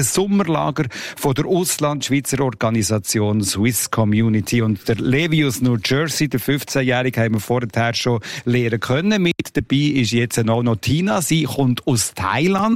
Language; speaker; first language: German; native; German